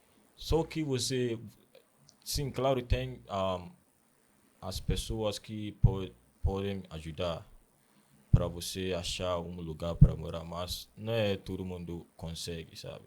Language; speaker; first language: Portuguese; non-native, learner; Akan